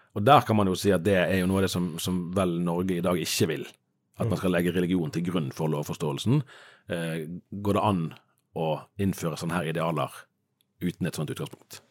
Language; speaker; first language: Norwegian; native; Norwegian